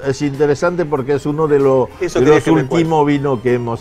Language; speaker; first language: Spanish; non-native, fluent; French